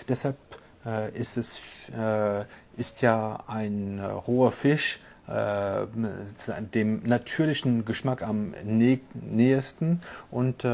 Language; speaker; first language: German; non-native, local second language; French